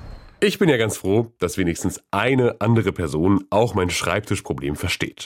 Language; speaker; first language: German; native; German